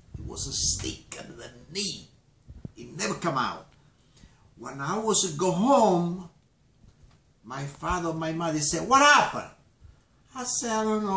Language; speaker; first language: English; non-native, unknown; Italian